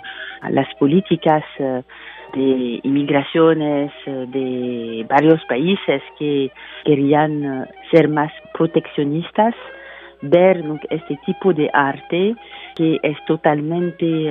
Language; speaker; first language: Spanish; non-native, fluent; French